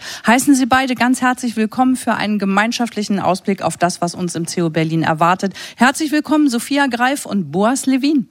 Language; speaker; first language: German; native; German